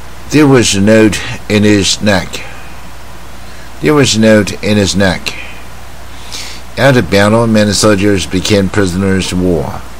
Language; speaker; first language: English; non-native, fluent; Chinese